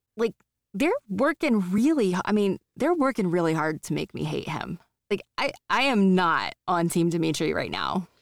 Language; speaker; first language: English; native; English